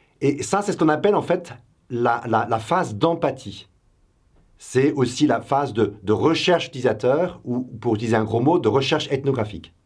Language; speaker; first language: French; native; French